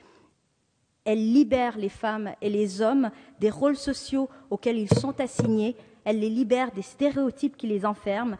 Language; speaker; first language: French; native; French